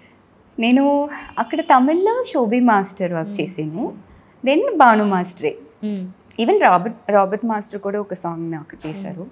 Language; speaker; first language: Telugu; non-native, learner; Tamil